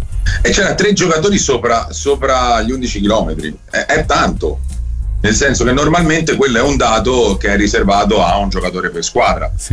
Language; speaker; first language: Italian; native; Italian